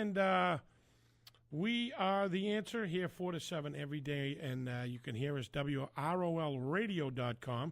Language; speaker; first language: English; native; English